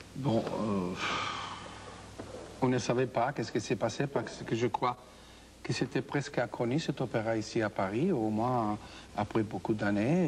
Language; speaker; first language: French; non-native, fluent; Spanish